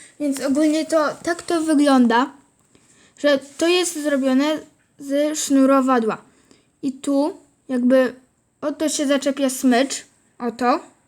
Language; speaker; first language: Polish; native; Polish